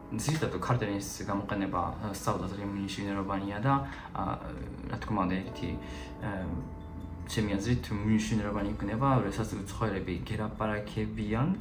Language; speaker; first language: Georgian; non-native, fluent; Japanese